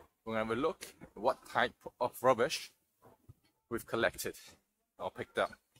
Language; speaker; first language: English; non-native, local second language; Cantonese